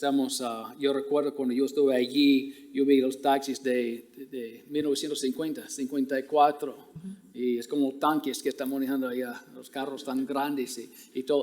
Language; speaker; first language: Spanish; non-native, fluent; English